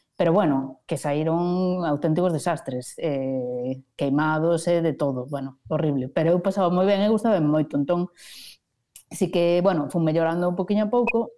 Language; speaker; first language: Galician; non-native, local second language; Spanish